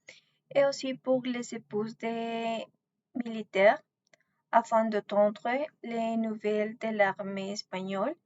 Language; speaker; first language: French; non-native, learner; Spanish